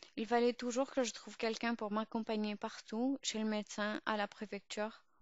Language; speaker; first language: French; early bilingual, other home language; Urdu